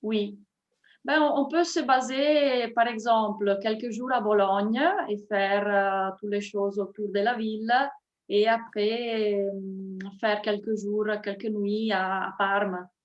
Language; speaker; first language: French; non-native, fluent; Italian